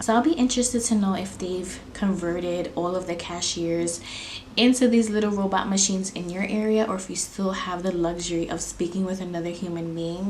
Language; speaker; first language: English; native; English